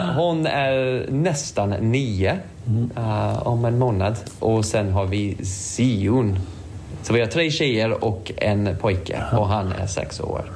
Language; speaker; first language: Swedish; non-native, fluent; English